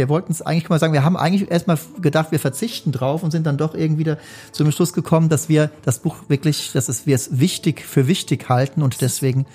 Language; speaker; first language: German; native; German